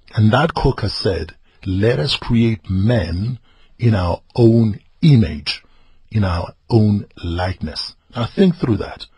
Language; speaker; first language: English; non-native, local second language; Zulu